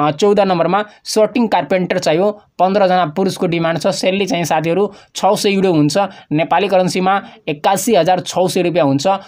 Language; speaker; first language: Nepali; non-native, local second language; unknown